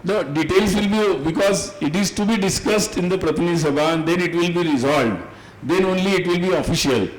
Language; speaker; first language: English; non-native, local second language; Hindi